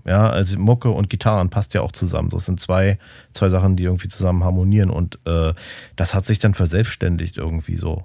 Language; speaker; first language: German; native; German